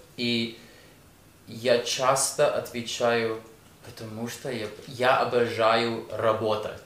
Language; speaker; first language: Russian; early bilingual, heritage; Russian